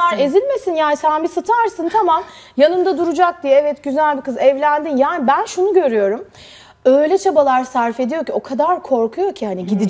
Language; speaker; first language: Turkish; native; Turkish